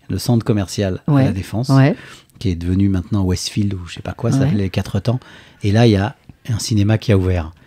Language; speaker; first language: French; native; French